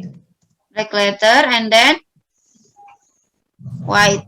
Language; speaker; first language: English; non-native, learner; Indonesian